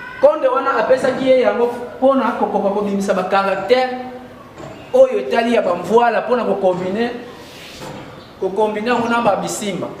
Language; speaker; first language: Lingala; non-native, local second language; Kongo